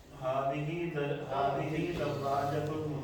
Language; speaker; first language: Arabic; non-native, fluent; Urdu